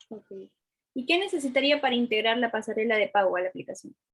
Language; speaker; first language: Spanish; native; Spanish